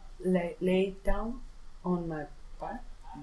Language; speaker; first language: English; non-native, learner; Spanish